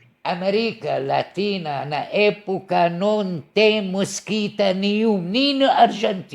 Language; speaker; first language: Portuguese; non-native, learner; Arabic